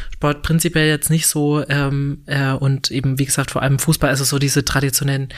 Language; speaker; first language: German; native; German